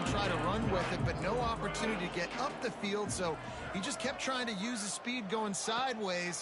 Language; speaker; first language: English; native; English